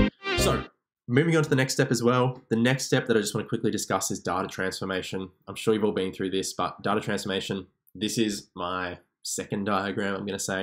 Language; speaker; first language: English; native; English